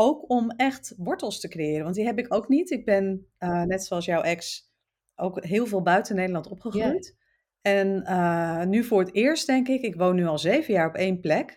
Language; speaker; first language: Dutch; native; Dutch